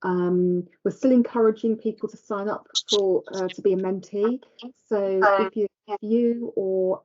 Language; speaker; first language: English; native; English